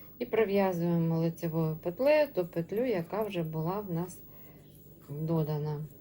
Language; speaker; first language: Ukrainian; non-native, local second language; Russian